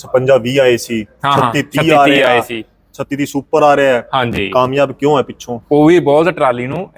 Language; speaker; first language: Punjabi; non-native, local second language; Haryanvi